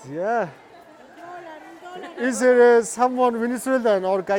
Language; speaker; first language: English; non-native, learner; Mongolian